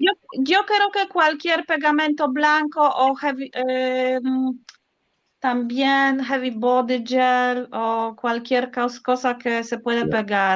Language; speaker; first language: Spanish; non-native, learner; Polish